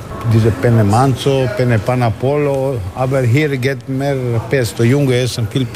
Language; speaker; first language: German; non-native, learner; Italian